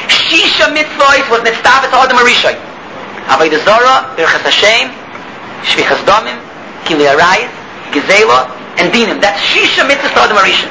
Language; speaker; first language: English; native; English